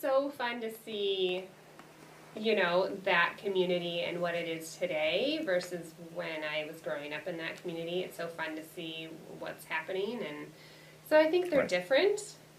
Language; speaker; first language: English; native; English